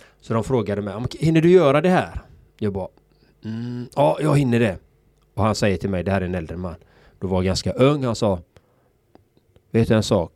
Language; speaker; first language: Swedish; native; Swedish